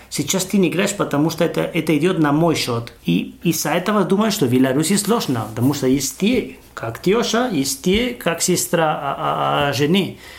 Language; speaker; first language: Russian; non-native, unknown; Spanish